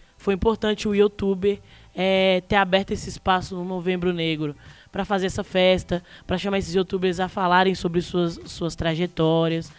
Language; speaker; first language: Portuguese; native; Portuguese